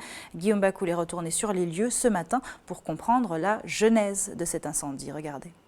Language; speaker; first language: French; native; French